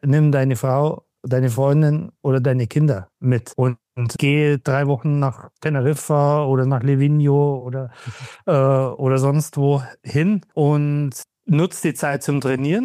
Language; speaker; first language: German; native; German